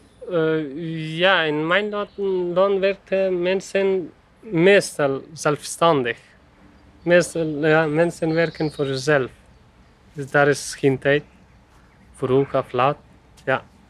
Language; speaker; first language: Dutch; non-native, learner; Persian